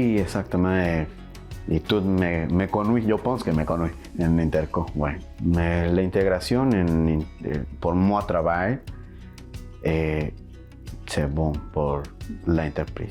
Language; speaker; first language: French; non-native, learner; Spanish